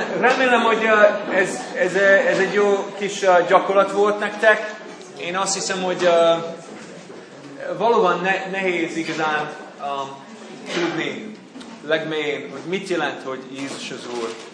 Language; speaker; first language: Hungarian; non-native, learner; English